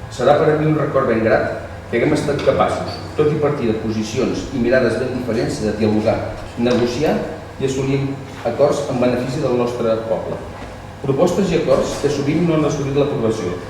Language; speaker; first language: Catalan; native; Catalan